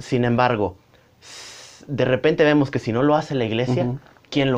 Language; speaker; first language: Spanish; native; Spanish